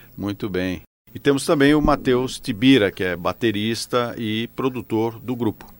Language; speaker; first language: Portuguese; native; Portuguese